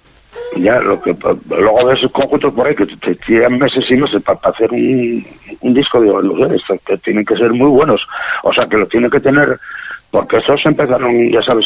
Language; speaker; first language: Spanish; native; Spanish